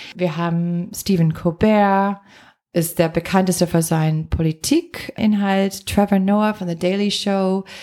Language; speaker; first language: German; non-native, fluent; English